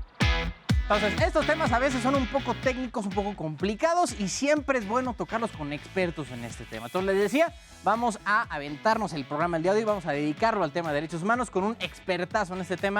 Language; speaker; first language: Spanish; native; Spanish